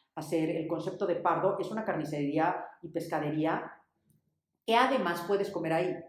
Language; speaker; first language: Spanish; native; Spanish